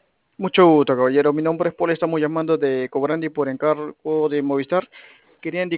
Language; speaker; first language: Spanish; native; Spanish